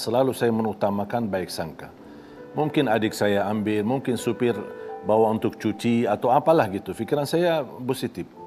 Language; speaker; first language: Indonesian; non-native, fluent; Arabic